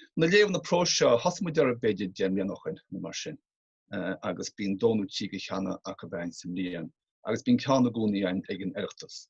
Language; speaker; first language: Irish; native; Irish